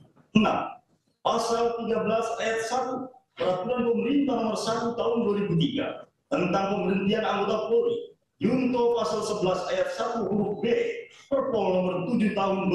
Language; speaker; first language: Indonesian; native; Indonesian